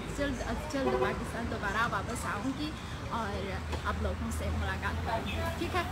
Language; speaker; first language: Hindi; non-native, learner; Chinese